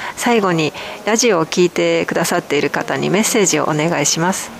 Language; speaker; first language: Japanese; native; Japanese